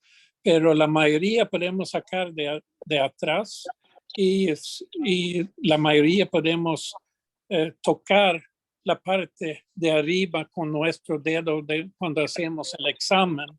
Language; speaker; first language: Spanish; non-native, fluent; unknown